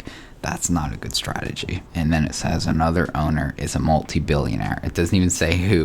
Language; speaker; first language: English; native; English